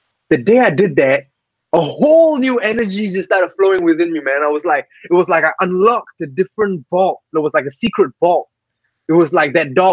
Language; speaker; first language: English; non-native, local second language; Tamil